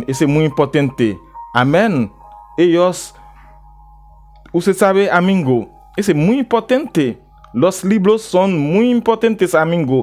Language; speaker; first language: Spanish; non-native, learner; Haitian Creole